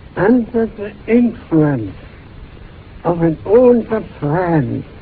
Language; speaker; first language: English; non-native, fluent; German